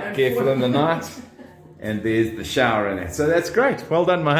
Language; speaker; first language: English; native; English